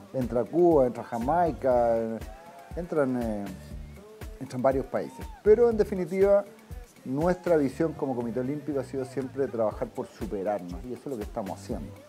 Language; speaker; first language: Spanish; native; Spanish